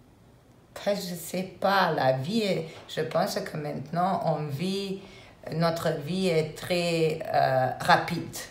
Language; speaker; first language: French; non-native, fluent; Serbian